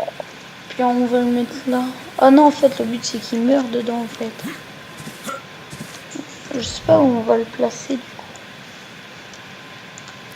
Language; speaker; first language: French; native; French